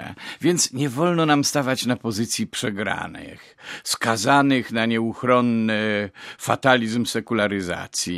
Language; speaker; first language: Polish; native; Polish